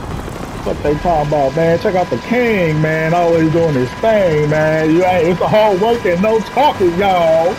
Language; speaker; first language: English; native; English